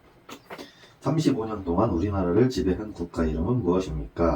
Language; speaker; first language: Korean; native; Korean